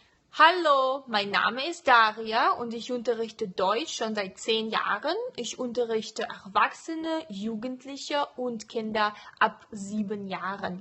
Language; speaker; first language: German; non-native, fluent; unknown